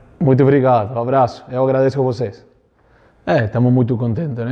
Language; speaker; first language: Portuguese; non-native, learner; Spanish